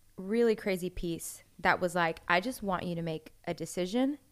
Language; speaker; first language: English; native; English